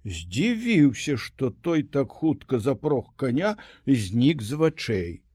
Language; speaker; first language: Belarusian; native; Belarusian